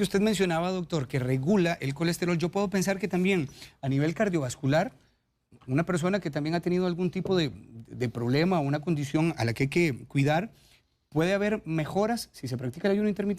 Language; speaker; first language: Spanish; native; Spanish